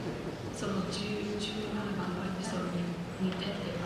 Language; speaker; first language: Japanese; non-native, fluent; English